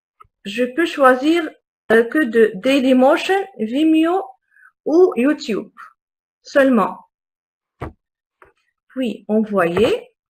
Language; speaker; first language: French; non-native, local second language; Arabic